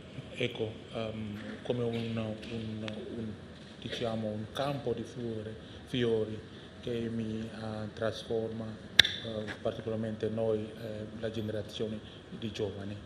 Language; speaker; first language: Italian; non-native, fluent; Indonesian